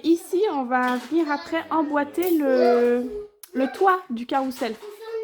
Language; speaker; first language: French; native; French